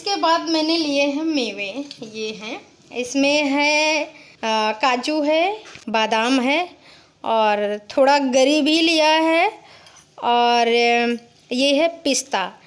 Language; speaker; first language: Hindi; native; Hindi